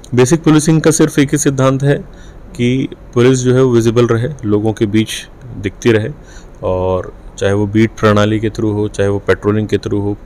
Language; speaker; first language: Hindi; native; Hindi